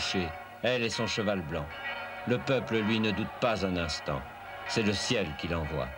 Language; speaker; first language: French; native; French